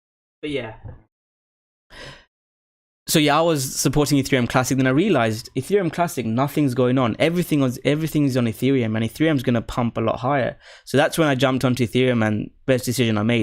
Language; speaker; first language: English; native; English